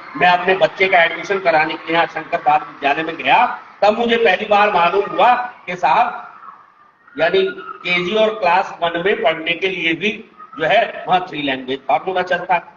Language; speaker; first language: Hindi; native; Hindi